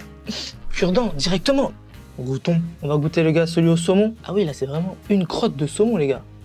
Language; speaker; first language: French; native; French